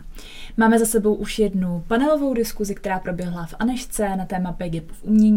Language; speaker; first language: Czech; native; Czech